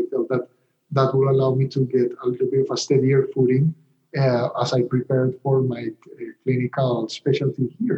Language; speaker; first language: English; non-native, fluent; Spanish